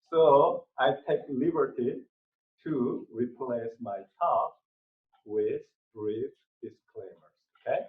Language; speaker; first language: English; non-native, fluent; Korean